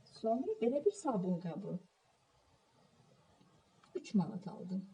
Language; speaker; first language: Turkish; non-native, learner; Azerbaijani